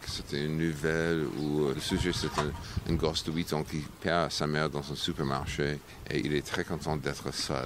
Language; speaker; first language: French; non-native, fluent; English